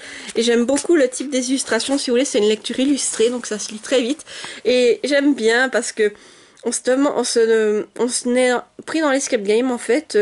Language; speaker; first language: French; native; French